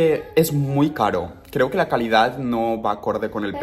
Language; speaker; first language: Spanish; native; Spanish